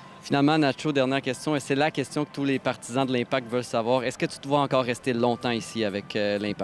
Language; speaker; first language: French; native; French